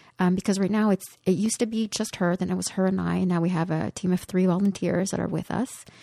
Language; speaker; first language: English; early bilingual, other home language; Spanish